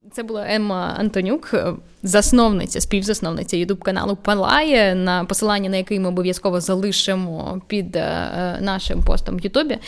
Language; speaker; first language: Ukrainian; non-native, local second language; Russian